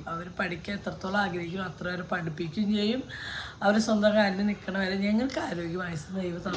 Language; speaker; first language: Malayalam; native; Malayalam